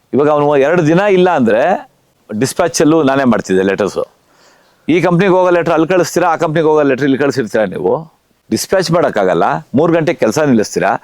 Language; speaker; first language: Kannada; native; Kannada